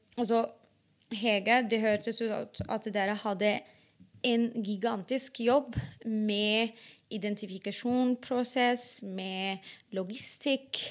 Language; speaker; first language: Norwegian; non-native, fluent; Arabic